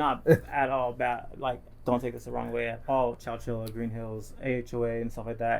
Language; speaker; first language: English; native; English